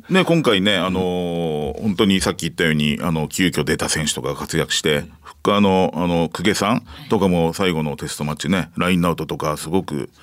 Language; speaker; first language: Japanese; native; Japanese